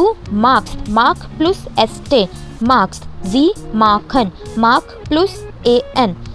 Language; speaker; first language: German; non-native, fluent; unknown